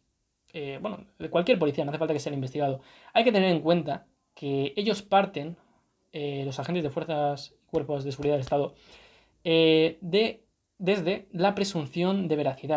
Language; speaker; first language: Spanish; native; Spanish